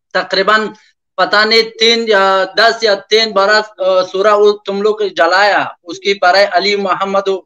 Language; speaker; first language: Urdu; non-native, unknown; Persian